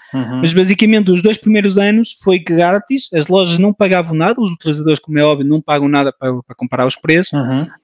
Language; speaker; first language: Portuguese; early bilingual, heritage; French